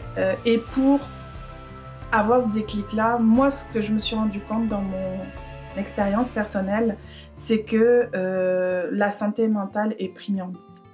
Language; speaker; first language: French; native; French